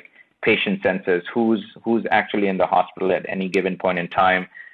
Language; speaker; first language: English; non-native, local second language; Bangla